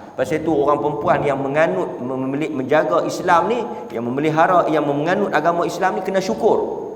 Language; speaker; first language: Malay; native; Malay